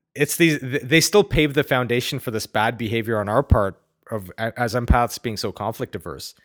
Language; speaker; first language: English; native; English